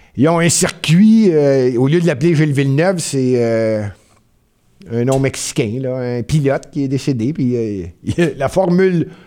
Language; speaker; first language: French; native; French